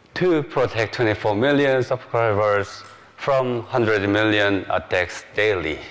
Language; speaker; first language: English; non-native, fluent; Korean